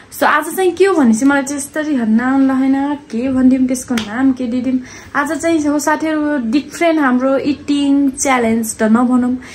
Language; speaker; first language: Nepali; non-native, local second language; Dangaura Tharu